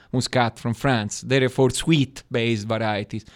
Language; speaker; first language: English; non-native, fluent; Italian